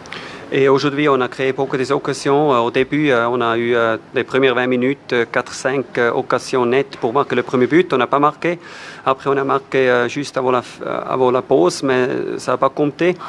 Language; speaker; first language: French; non-native, fluent; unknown